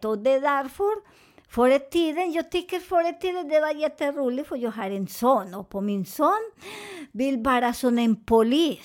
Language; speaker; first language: Swedish; non-native, fluent; Spanish